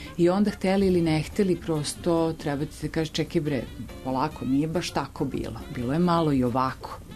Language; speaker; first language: Serbian; native; Serbian